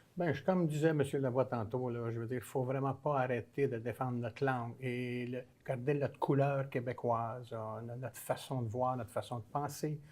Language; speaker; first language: French; native; French